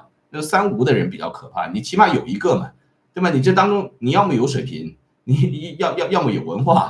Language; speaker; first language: Chinese; native; Chinese